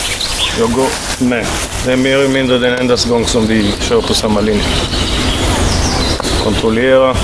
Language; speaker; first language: Swedish; non-native, fluent; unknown